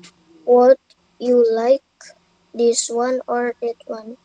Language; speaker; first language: English; non-native, learner; Indonesian